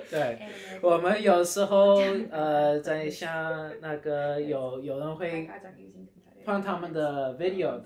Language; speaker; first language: Chinese; early bilingual, heritage; Chinese